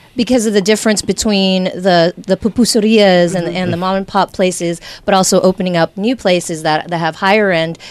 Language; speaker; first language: English; native; English